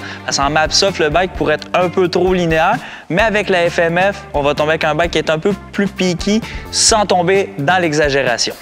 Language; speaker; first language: French; native; French